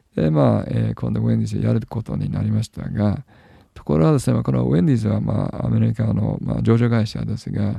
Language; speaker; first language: Japanese; non-native, fluent; English